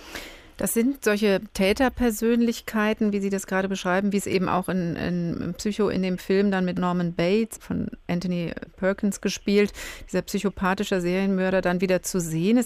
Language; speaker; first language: German; native; German